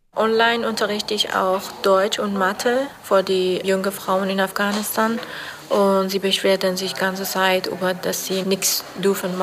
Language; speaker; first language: German; non-native, learner; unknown